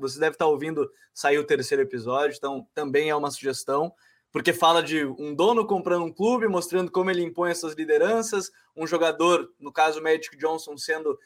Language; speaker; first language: Portuguese; native; Portuguese